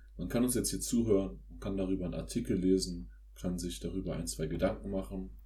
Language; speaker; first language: German; native; German